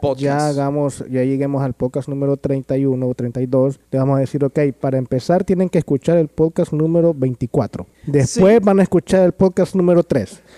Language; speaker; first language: Spanish; native; Spanish